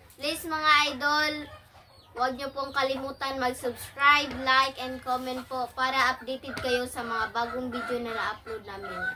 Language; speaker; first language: Filipino; non-native, local second language; Cebuano